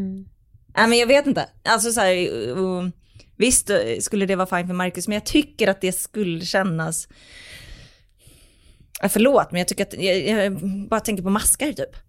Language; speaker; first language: Swedish; native; Swedish